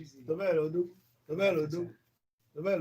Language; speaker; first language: Igbo; native; Igbo